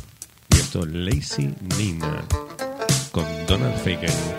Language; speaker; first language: Spanish; native; Spanish